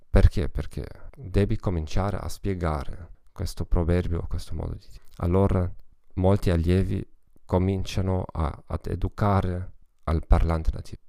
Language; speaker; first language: Italian; non-native, fluent; German